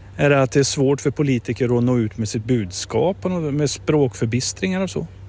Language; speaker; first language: Swedish; native; Swedish